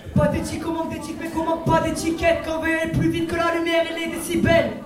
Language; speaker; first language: French; native; French